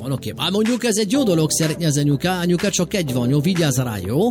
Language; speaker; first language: Hungarian; non-native, fluent; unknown